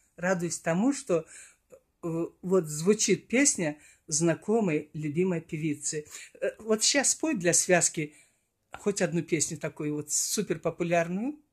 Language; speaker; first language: Russian; non-native, local second language; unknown